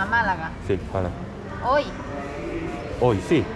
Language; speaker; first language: Spanish; non-native, learner; Korean